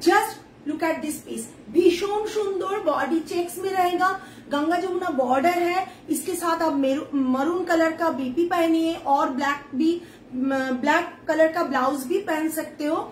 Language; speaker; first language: Hindi; non-native, local second language; Bangla